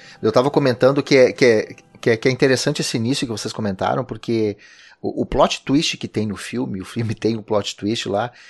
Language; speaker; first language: Portuguese; native; Portuguese